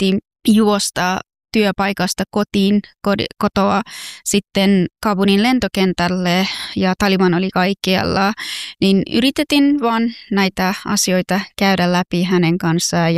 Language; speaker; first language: Finnish; non-native, fluent; Persian